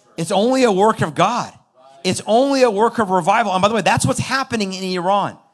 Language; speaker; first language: English; non-native, fluent; Persian